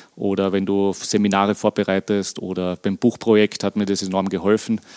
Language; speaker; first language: German; native; German